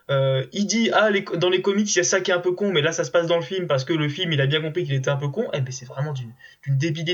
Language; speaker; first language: French; native; French